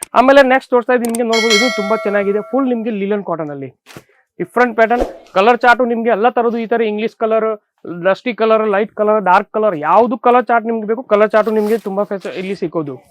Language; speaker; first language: Kannada; non-native, fluent; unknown